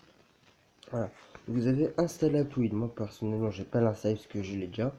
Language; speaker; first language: French; native; French